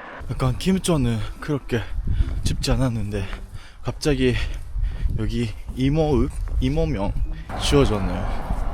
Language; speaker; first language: Korean; non-native, fluent; Japanese